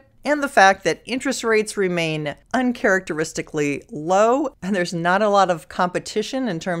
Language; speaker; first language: English; native; English